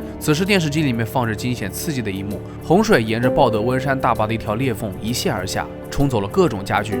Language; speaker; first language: Chinese; native; Chinese